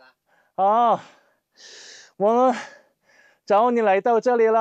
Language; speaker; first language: Chinese; non-native, learner; Korean